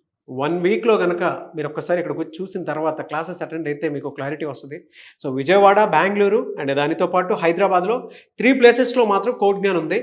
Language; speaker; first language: Telugu; native; Telugu